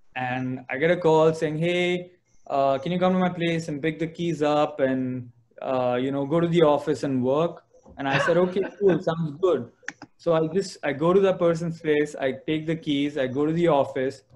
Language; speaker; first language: English; non-native, local second language; Gujarati